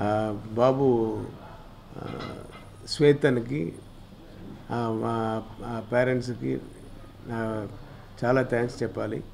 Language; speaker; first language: Telugu; non-native, learner; Tamil